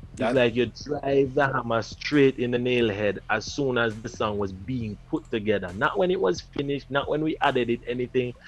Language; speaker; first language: English; native; English